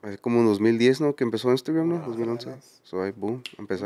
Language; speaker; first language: Spanish; early bilingual, other home language; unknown